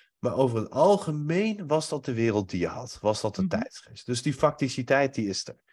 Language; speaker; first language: Dutch; early bilingual, other home language; Persian